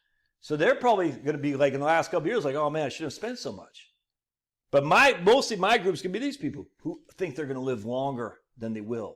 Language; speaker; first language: English; native; English